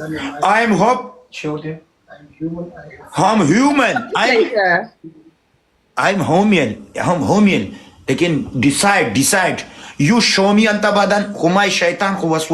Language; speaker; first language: English; non-native, learner; Pashto